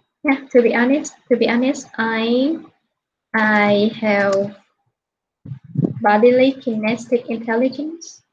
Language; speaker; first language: English; non-native, fluent; Vietnamese